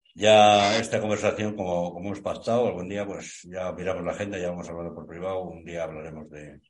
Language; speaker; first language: Spanish; native; Spanish